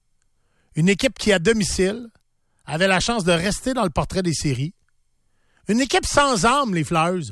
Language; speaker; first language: French; native; French